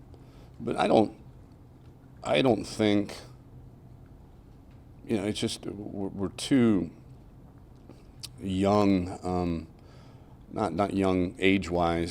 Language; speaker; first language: English; native; English